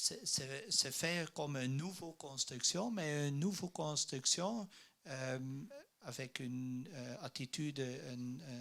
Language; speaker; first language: French; non-native, learner; Dutch